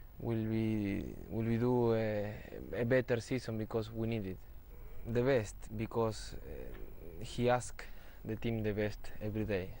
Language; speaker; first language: English; non-native, fluent; Spanish